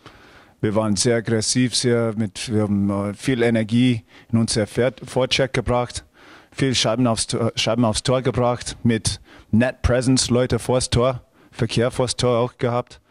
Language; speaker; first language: German; non-native, fluent; English